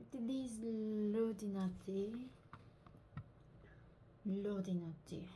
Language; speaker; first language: French; non-native, learner; Korean